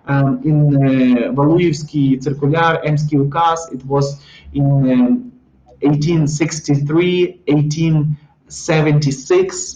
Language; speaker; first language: English; non-native, fluent; Ukrainian